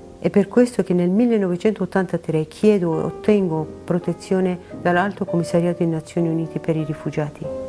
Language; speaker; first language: Italian; non-native, fluent; Persian